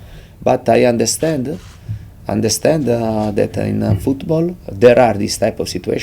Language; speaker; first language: English; non-native, fluent; Italian